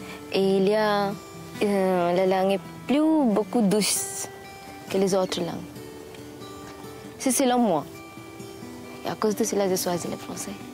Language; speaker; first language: French; non-native, learner; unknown